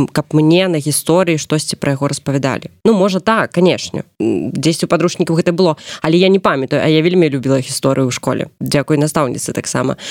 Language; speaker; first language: Belarusian; non-native, local second language; Russian